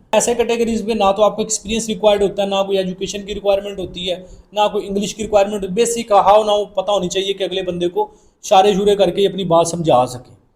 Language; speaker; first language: Urdu; non-native, local second language; Punjabi